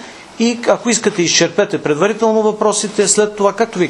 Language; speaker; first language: Bulgarian; native; Bulgarian